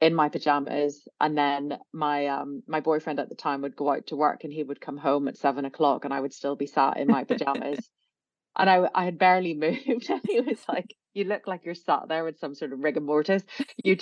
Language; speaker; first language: English; native; English